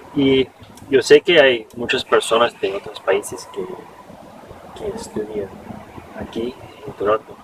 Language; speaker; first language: Spanish; non-native, fluent; English